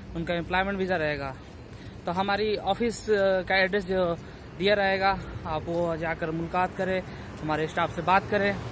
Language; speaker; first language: Hindi; native; Hindi